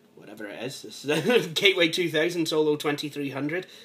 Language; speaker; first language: English; native; English